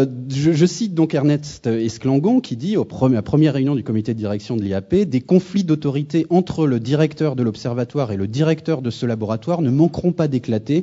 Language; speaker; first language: French; native; French